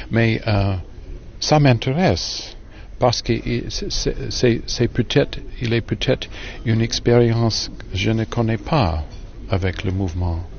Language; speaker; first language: French; non-native, learner; English